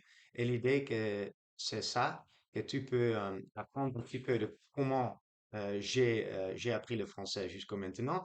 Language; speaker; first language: French; non-native, learner; Dutch